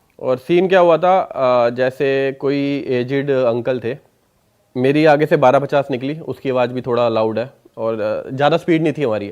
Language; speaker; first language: Hindi; non-native, local second language; Punjabi